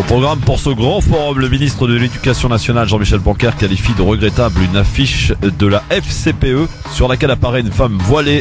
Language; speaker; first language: French; native; French